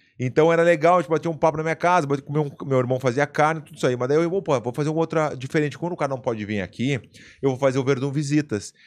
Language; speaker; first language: Portuguese; native; Portuguese